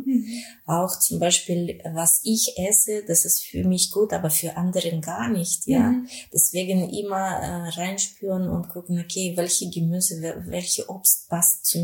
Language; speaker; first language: German; non-native, fluent; Russian